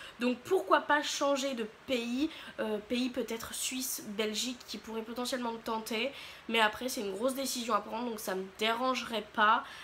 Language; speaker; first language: French; native; French